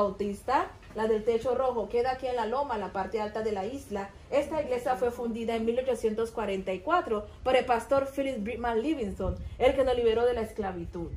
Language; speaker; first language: Spanish; non-native, local second language; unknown